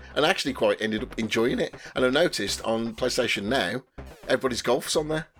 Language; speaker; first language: English; native; English